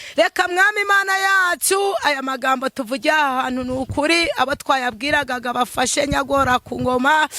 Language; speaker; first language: Kinyarwanda; native; Kinyarwanda